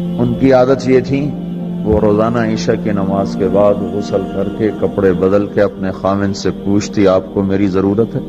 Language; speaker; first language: Urdu; non-native, local second language; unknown